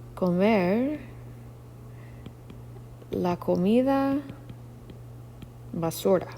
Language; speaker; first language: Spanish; non-native, fluent; English